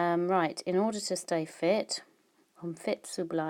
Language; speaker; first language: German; non-native, fluent; English